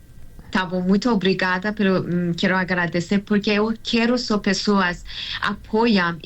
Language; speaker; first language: Portuguese; non-native, learner; Persian